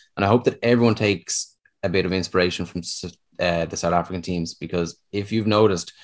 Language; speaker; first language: English; native; English